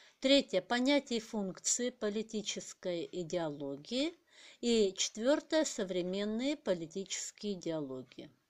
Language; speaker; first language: Russian; non-native, local second language; Kazakh